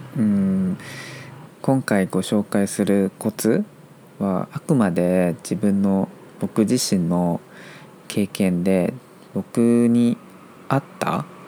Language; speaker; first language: Japanese; non-native, fluent; Chinese